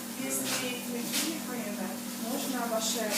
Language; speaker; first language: Russian; non-native, learner; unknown